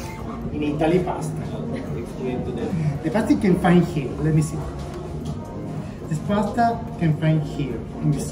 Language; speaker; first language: English; non-native, learner; Italian